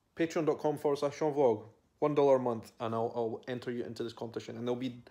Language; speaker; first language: English; native; English